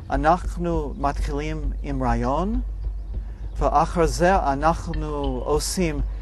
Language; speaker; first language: Hebrew; non-native, fluent; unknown